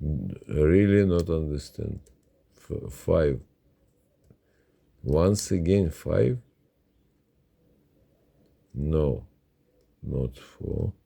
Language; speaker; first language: English; non-native, learner; Russian